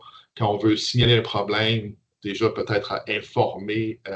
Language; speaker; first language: French; native; French